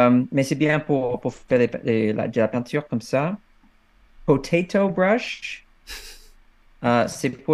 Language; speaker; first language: French; non-native, fluent; English